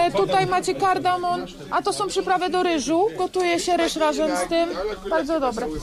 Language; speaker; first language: Polish; native; Polish